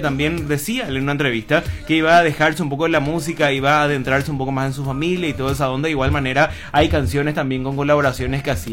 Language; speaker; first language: Spanish; native; Spanish